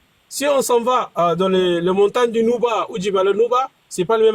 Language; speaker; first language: French; non-native, fluent; Arabic